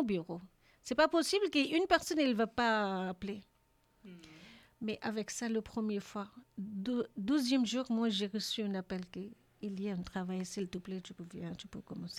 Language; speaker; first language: French; non-native, learner; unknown